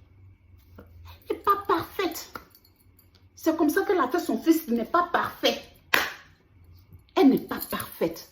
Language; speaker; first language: French; native; French